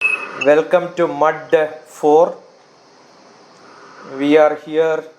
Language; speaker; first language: English; non-native, local second language; Malayalam